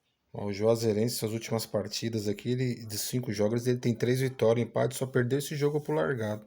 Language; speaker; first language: Portuguese; native; Portuguese